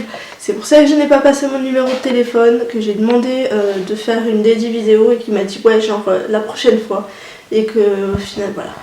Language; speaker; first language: French; native; French